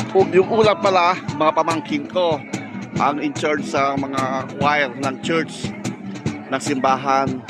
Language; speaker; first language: Filipino; native; Filipino